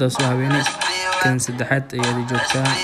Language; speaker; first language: Somali; native; Somali